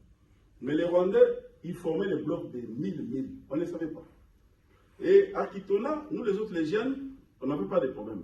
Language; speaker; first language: French; non-native, local second language; Lingala